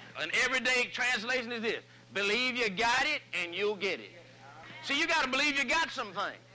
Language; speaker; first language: English; native; English